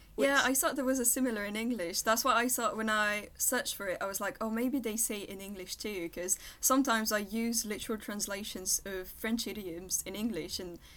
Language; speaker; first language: English; non-native, fluent; French